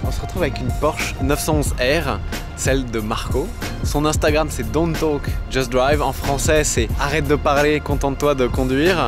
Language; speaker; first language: French; native; French